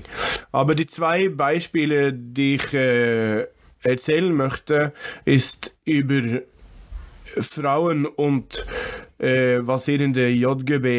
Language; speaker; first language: German; non-native, fluent; English